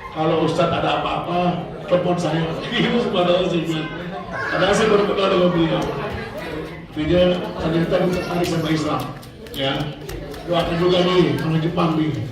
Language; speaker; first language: Indonesian; native; Indonesian